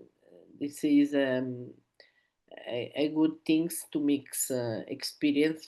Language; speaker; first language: English; non-native, learner; Italian